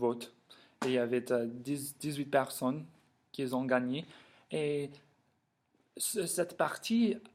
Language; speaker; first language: French; non-native, learner; English